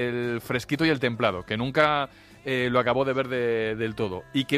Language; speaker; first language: Spanish; native; Spanish